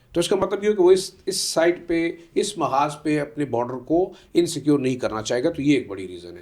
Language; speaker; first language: Urdu; native; Urdu